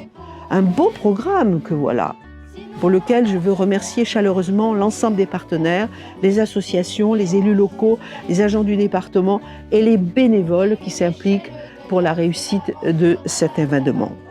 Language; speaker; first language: French; native; French